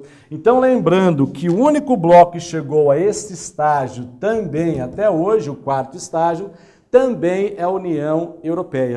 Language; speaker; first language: Portuguese; native; Portuguese